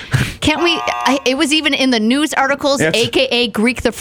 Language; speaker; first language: English; native; English